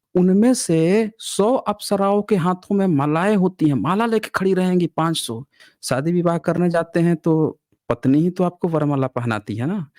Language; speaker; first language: Hindi; native; Hindi